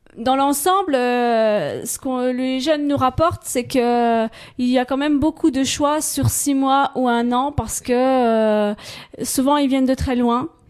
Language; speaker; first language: French; native; French